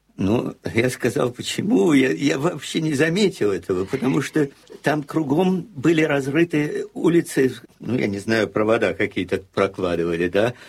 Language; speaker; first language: Russian; native; Russian